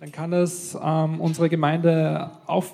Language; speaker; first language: German; native; German